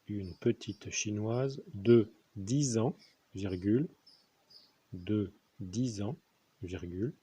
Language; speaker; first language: French; native; French